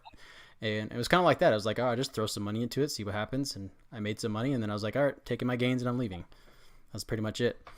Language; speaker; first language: English; native; English